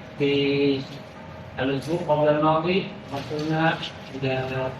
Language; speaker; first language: Arabic; non-native, fluent; Malay